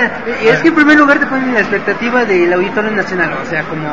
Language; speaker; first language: Spanish; native; Spanish